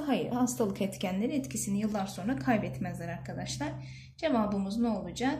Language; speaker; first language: Turkish; native; Turkish